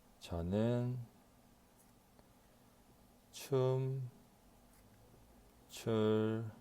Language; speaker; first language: Korean; non-native, learner; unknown